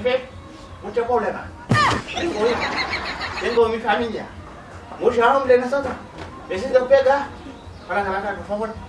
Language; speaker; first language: Spanish; non-native, learner; Haitian Creole